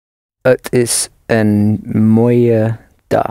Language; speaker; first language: Dutch; non-native, learner; English